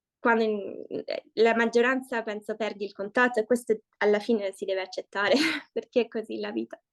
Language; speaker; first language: Italian; early bilingual, heritage; Italian